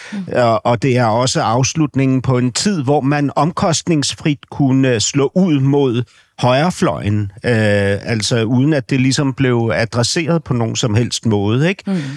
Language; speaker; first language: Danish; native; Danish